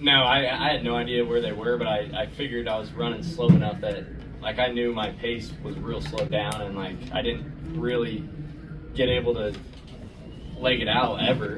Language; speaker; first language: English; native; English